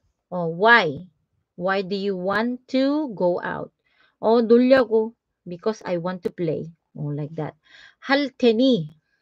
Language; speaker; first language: English; non-native, local second language; Filipino